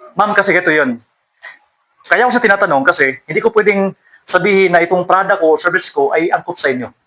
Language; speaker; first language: Filipino; native; Filipino